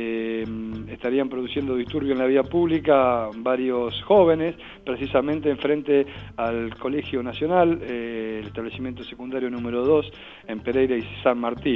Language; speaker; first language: Spanish; native; Spanish